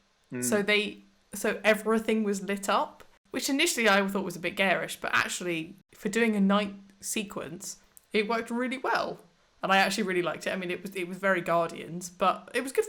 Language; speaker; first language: English; native; English